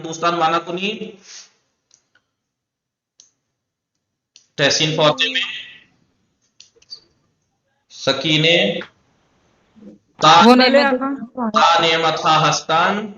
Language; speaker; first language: Persian; non-native, fluent; Urdu